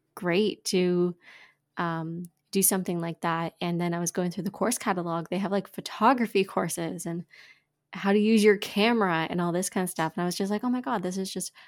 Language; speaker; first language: English; native; English